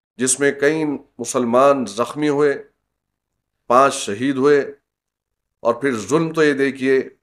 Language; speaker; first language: Urdu; native; Urdu